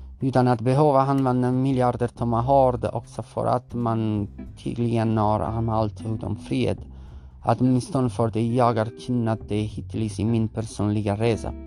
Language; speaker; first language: Swedish; non-native, learner; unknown